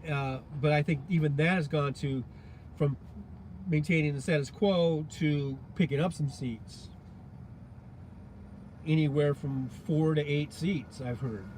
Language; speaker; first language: English; native; English